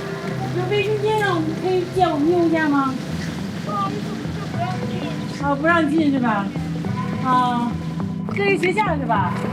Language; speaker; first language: Chinese; non-native, fluent; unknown